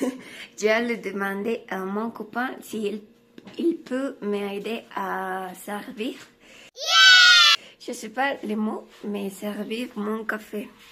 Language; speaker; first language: French; non-native, learner; Spanish